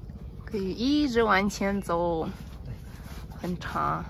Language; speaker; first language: Chinese; non-native, fluent; Ukrainian